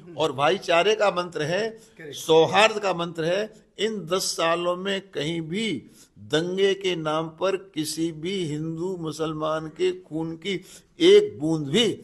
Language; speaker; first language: Hindi; native; Hindi